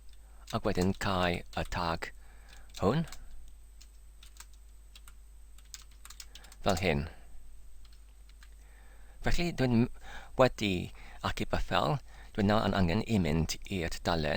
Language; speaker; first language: Welsh; non-native, learner; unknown